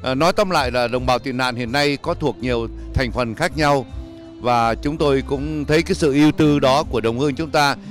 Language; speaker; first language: Vietnamese; native; Vietnamese